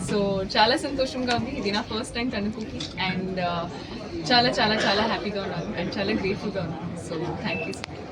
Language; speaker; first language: Telugu; non-native, learner; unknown